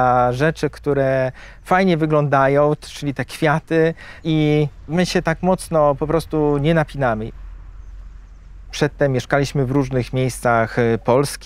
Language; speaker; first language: Polish; native; Polish